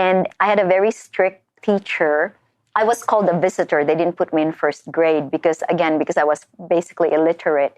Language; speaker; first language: English; non-native, local second language; Filipino